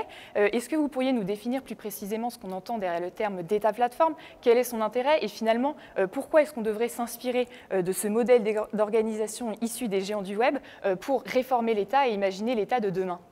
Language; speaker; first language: French; native; French